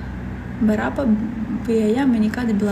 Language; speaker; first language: Indonesian; non-native, learner; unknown